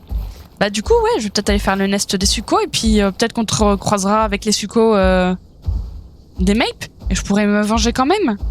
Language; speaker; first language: French; native; French